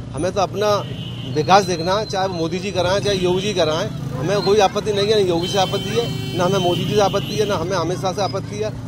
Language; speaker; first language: Hindi; native; Hindi